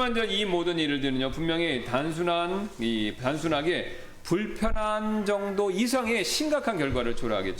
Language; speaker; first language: Korean; native; Korean